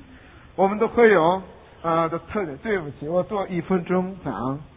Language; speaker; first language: Chinese; non-native, fluent; Korean